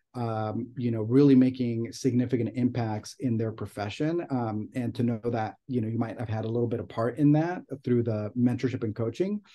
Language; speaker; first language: English; native; English